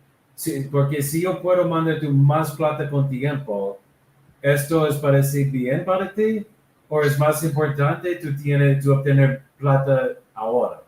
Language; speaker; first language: Spanish; non-native, learner; English